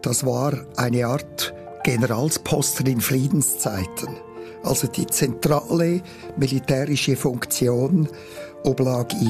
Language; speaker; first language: German; native; German